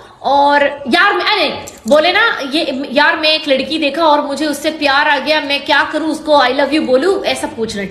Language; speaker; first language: Hindi; non-native, learner; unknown